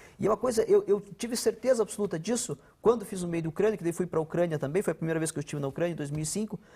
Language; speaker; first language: Portuguese; non-native, local second language; Ukrainian